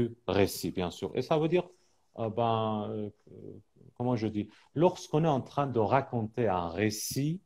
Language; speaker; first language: French; non-native, fluent; Persian